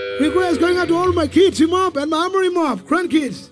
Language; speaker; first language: English; non-native, local second language; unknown